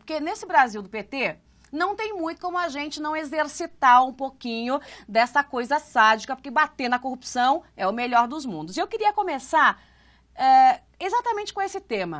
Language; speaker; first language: Portuguese; native; Portuguese